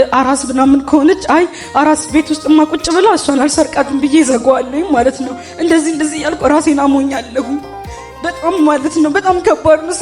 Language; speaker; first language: Amharic; native; Amharic